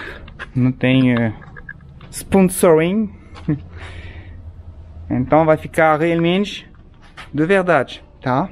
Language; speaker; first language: Portuguese; non-native, fluent; French